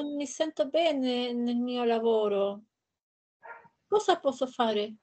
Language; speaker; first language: Italian; non-native, learner; Spanish